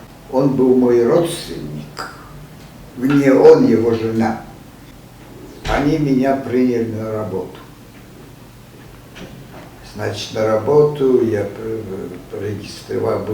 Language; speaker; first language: Russian; non-native, fluent; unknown